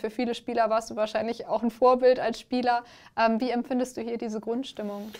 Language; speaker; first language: German; native; German